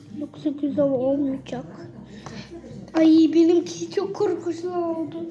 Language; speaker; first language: Turkish; early bilingual, heritage; Turkish